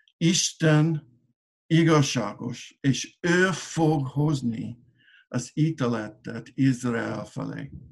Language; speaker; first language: Hungarian; non-native, learner; English